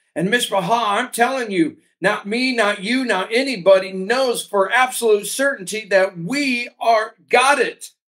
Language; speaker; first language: English; native; English